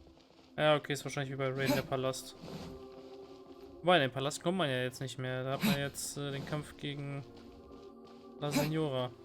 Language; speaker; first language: German; native; German